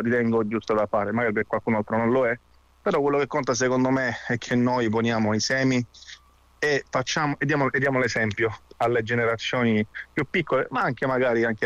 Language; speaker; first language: Italian; native; Italian